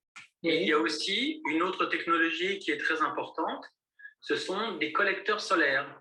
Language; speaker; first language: French; native; French